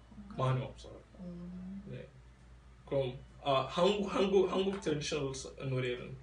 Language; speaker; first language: Korean; non-native, learner; Arabic